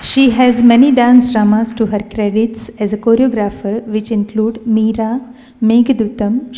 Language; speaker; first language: English; non-native, local second language; Gujarati